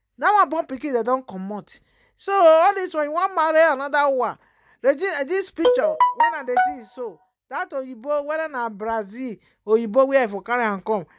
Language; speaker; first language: Nigerian Pidgin; native; Nigerian Pidgin